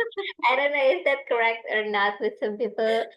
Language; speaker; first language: English; non-native, fluent; Indonesian